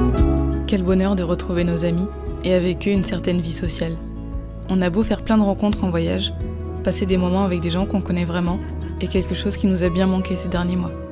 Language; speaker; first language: French; native; French